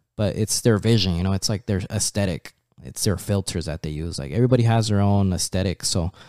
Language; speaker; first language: English; early bilingual, other home language; Spanish